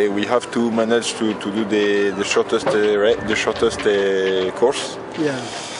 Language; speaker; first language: English; non-native, learner; French